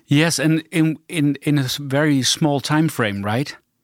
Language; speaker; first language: English; non-native, fluent; Dutch